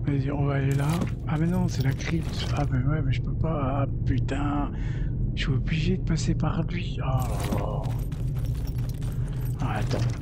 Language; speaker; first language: French; native; French